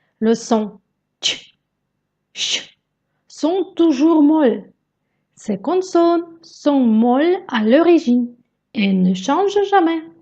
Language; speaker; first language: French; non-native, fluent; Russian